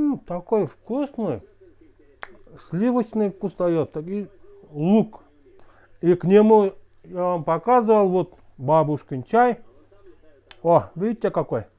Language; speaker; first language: Russian; non-native, local second language; Kyrgyz